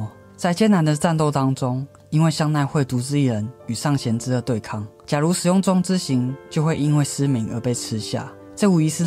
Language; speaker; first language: Chinese; native; Chinese